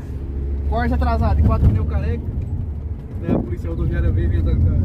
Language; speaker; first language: Portuguese; native; Portuguese